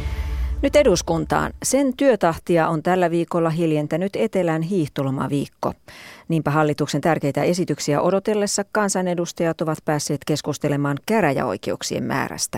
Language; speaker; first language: Finnish; native; Finnish